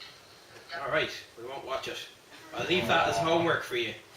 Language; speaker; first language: English; native; English